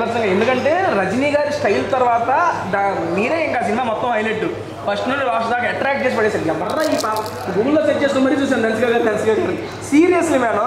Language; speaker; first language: Telugu; native; Telugu